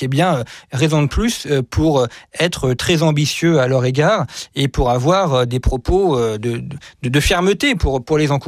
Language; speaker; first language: French; native; French